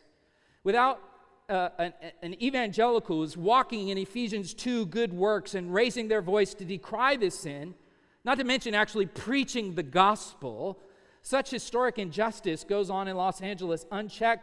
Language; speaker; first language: English; native; English